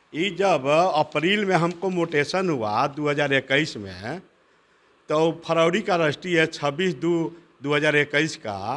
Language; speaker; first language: Hindi; native; Hindi